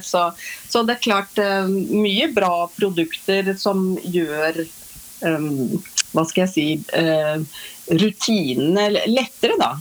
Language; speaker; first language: Norwegian; native; Norwegian